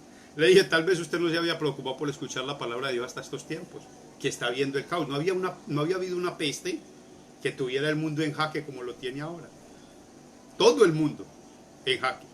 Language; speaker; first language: Spanish; native; Spanish